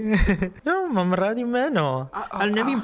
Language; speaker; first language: Czech; non-native, learner; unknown